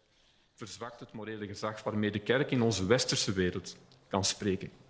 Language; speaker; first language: Dutch; native; Dutch